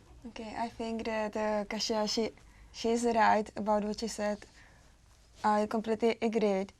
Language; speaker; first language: English; non-native, learner; Czech